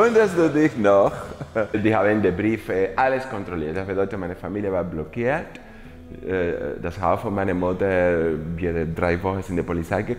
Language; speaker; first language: German; non-native, fluent; Spanish